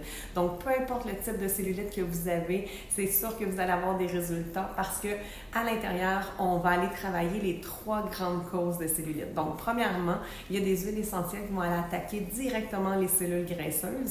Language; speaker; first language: French; native; French